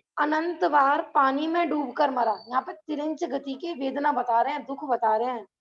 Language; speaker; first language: Hindi; native; Hindi